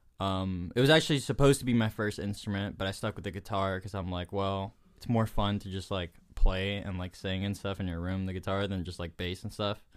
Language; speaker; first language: English; early bilingual, other home language; Spanish